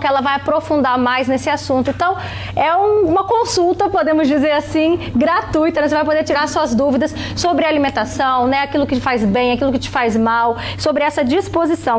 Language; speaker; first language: Portuguese; native; Portuguese